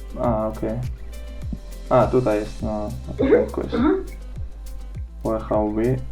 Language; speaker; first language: Polish; non-native, learner; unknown